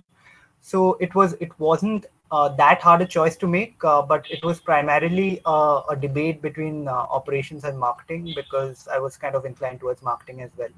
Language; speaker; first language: English; non-native, local second language; Bangla